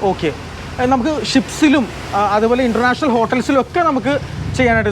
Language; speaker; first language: Malayalam; native; Malayalam